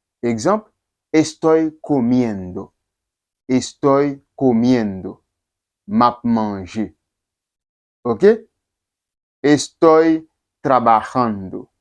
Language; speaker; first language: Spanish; non-native, fluent; Haitian Creole